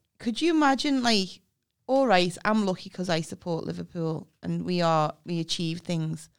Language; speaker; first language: English; native; English